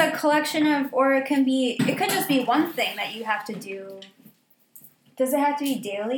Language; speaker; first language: English; native; English